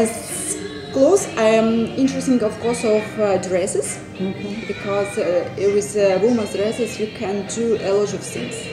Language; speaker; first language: English; non-native, learner; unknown